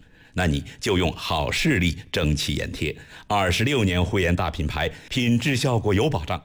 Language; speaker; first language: Chinese; native; Chinese